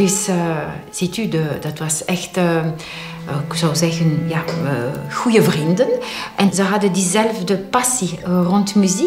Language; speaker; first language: Dutch; non-native, local second language; French